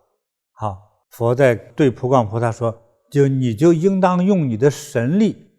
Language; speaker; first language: Chinese; native; Chinese